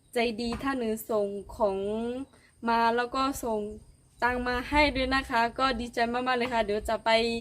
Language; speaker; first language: Thai; non-native, local second language; Akha